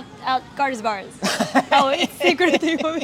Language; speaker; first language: English; non-native, learner; Japanese